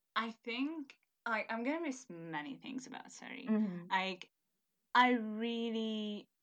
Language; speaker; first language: English; non-native, fluent; Hungarian